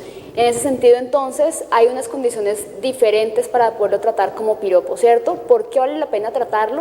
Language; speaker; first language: Spanish; native; Spanish